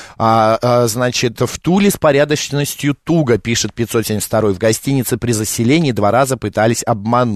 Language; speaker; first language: Russian; native; Russian